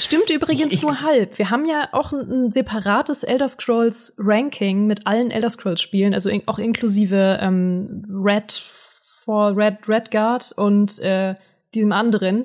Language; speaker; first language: German; native; German